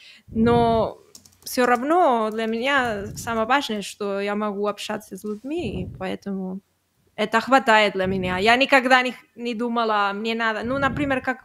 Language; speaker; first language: Russian; non-native, learner; Catalan